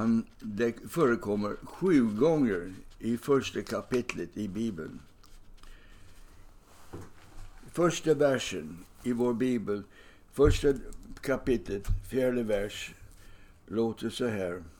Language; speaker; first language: Swedish; non-native, fluent; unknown